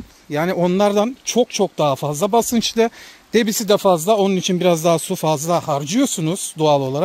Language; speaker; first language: Turkish; native; Turkish